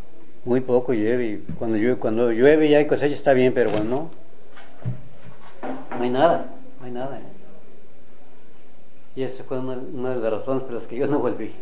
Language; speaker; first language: Spanish; native; Spanish